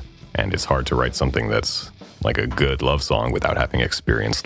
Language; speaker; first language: English; native; English